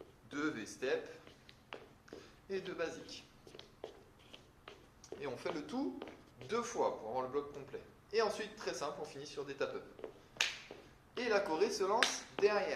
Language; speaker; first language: French; native; French